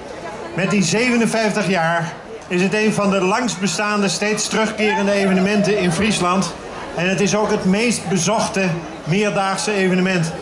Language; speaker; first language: Dutch; native; Dutch